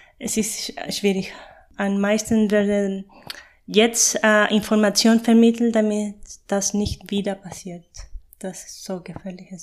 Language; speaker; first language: German; non-native, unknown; Spanish